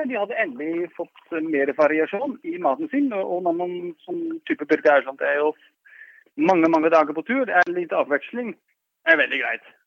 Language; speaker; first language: Norwegian; non-native, fluent; Dutch